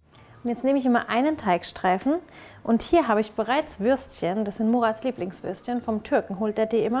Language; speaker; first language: German; native; German